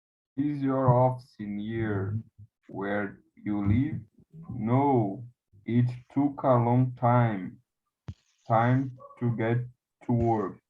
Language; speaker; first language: English; non-native, learner; Portuguese